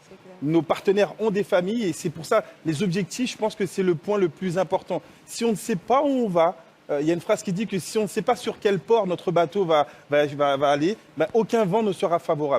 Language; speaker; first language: French; native; French